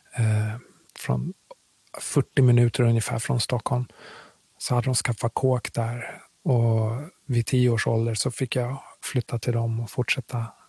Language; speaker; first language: Swedish; native; Swedish